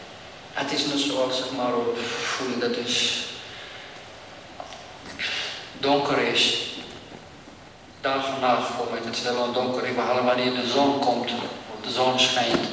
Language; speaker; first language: Dutch; non-native, learner; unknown